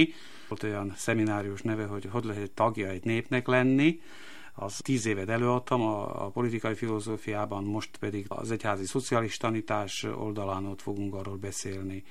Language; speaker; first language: Hungarian; non-native, local second language; Slovak